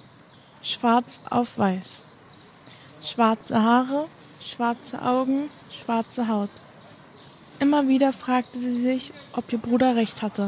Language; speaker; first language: German; native; German